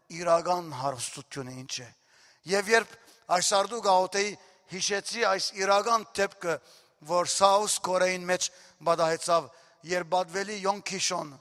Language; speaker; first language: Armenian; early bilingual, heritage; Armenian